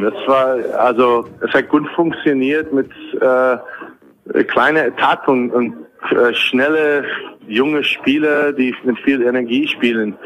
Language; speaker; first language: German; non-native, fluent; English